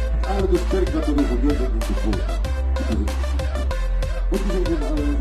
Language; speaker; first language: Dutch; non-native, local second language; French